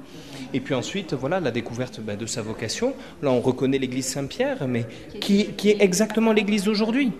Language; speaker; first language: French; native; French